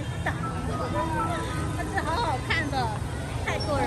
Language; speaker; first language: Chinese; non-native, learner; Vietnamese